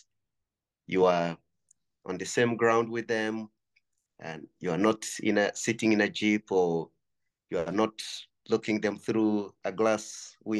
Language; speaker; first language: English; non-native, local second language; Kinyarwanda